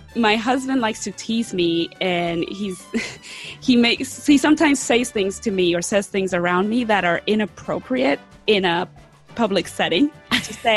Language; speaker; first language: English; early bilingual, other home language; Spanish